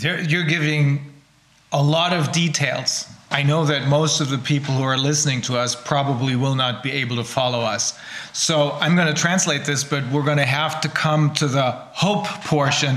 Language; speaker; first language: English; non-native, fluent; German